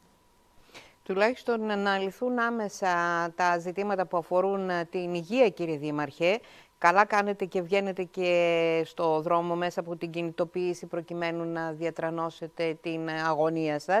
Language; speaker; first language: Greek; native; Greek